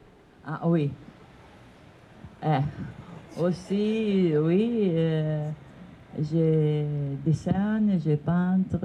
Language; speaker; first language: French; non-native, learner; Italian